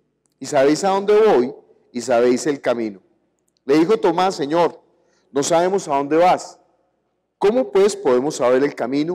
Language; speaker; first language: Spanish; native; Spanish